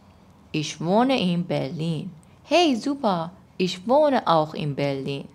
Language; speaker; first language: German; non-native, fluent; Persian